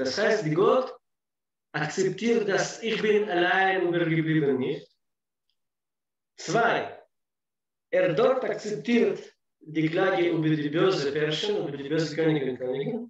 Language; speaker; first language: German; non-native, fluent; Russian